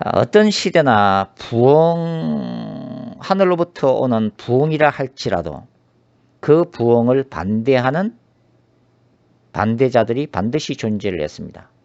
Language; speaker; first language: Korean; native; Korean